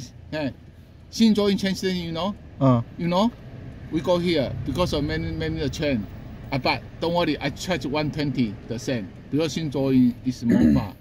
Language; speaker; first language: English; non-native, learner; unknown